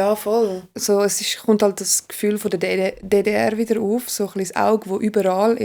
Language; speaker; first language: German; native; German